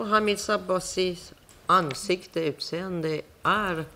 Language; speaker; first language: Swedish; non-native, fluent; Persian